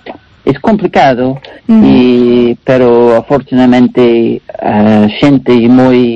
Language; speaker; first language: Spanish; non-native, learner; English